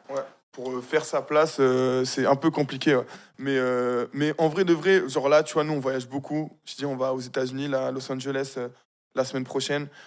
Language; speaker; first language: French; early bilingual, other home language; Arabic